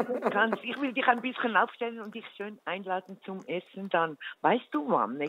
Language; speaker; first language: German; native; German